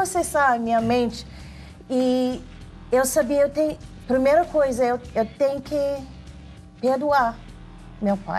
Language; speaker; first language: Portuguese; non-native, fluent; English